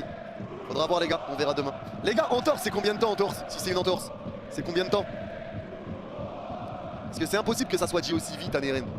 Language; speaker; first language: French; native; French